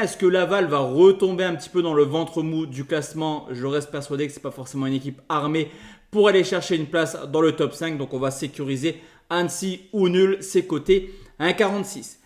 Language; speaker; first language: French; native; French